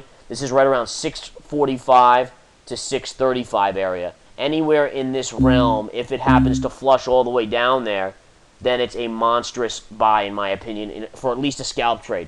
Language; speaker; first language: English; native; English